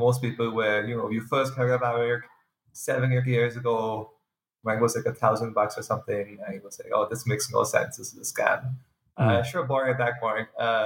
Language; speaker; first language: English; non-native, local second language; Urdu